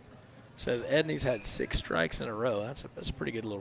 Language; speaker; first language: English; native; English